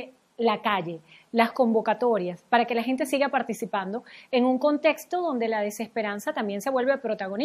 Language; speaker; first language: Spanish; native; Spanish